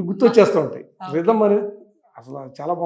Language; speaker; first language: Telugu; native; Telugu